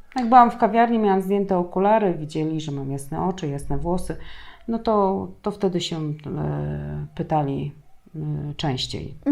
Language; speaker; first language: Polish; native; Polish